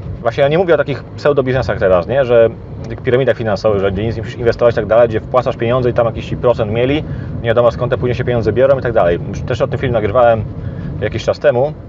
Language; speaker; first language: Polish; native; Polish